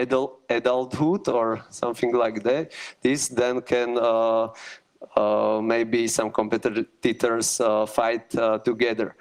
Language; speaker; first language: English; non-native, learner; Slovak